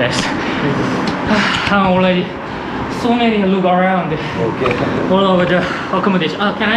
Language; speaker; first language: English; non-native, learner; Korean